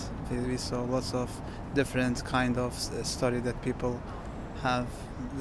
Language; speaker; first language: English; non-native, learner; Turkish